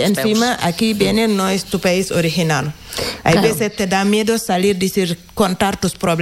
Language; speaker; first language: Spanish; non-native, learner; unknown